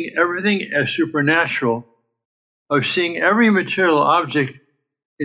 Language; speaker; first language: English; native; English